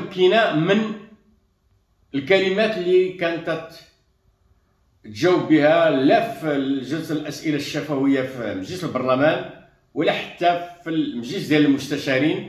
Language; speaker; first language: Arabic; native; Arabic